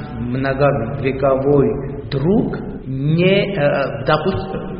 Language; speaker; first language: Russian; non-native, local second language; Armenian